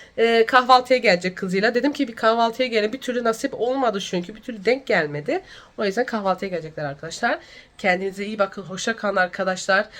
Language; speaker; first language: Turkish; early bilingual, heritage; Turkish